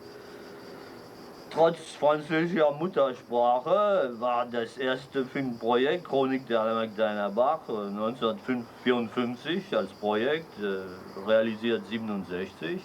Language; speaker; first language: German; non-native, fluent; French